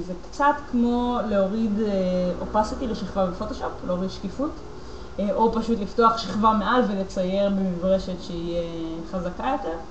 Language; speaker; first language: Hebrew; native; Hebrew